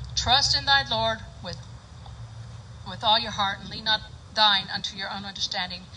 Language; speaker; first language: English; native; English